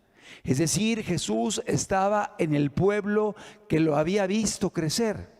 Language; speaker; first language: Spanish; native; Spanish